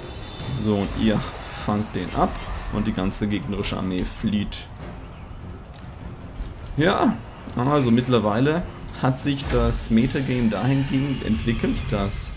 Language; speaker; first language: German; native; German